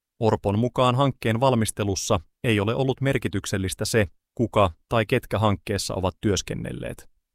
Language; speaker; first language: Finnish; native; Finnish